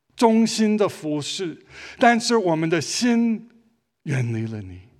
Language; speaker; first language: Chinese; early bilingual, other home language; English